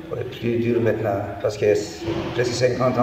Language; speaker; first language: French; non-native, learner; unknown